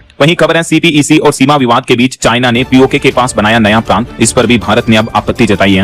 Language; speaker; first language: Hindi; native; Hindi